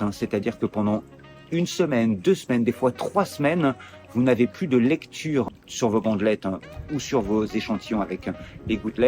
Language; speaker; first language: French; native; French